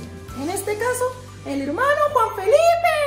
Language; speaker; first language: Spanish; native; Spanish